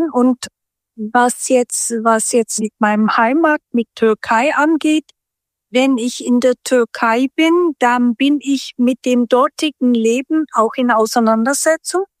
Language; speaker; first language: German; non-native, fluent; Turkish